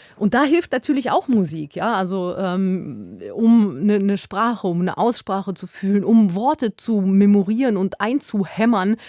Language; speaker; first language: German; native; German